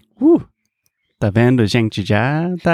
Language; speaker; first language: Portuguese; non-native, fluent; English